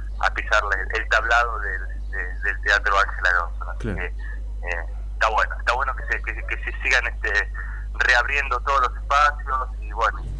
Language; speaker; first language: Spanish; native; Spanish